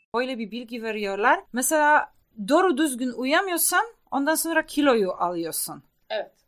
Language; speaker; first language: Turkish; non-native, fluent; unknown